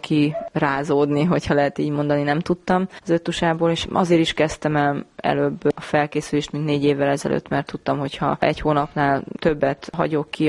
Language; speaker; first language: Hungarian; native; Hungarian